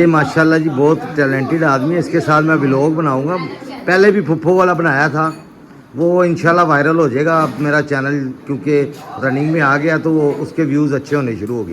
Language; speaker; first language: Urdu; non-native, local second language; Punjabi